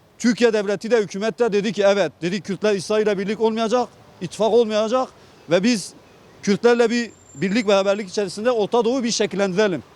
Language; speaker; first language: Turkish; non-native, local second language; Kurdish